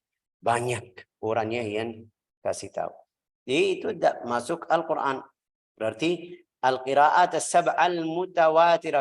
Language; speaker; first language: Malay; non-native, fluent; Arabic